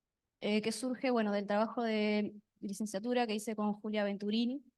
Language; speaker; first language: Spanish; native; Spanish